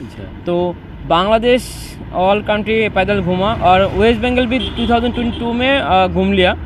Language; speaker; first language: Hindi; non-native, learner; Bangla